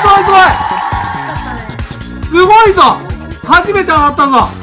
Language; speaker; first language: Japanese; native; Japanese